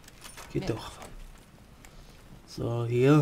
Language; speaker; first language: German; native; German